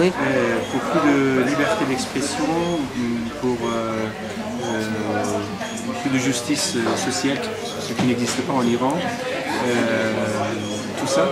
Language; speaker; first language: French; non-native, fluent; Persian